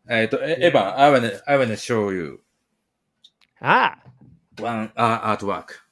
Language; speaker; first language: English; non-native, learner; Japanese